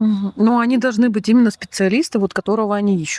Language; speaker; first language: Russian; native; Russian